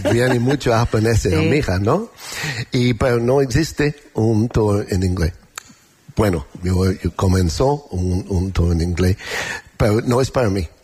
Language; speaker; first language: Spanish; non-native, learner; English